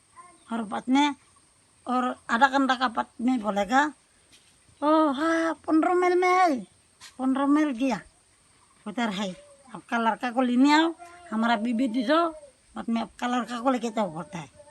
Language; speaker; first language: Hindi; non-native, local second language; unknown